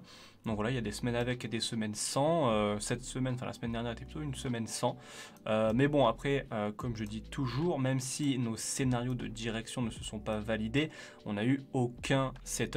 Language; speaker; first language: French; native; French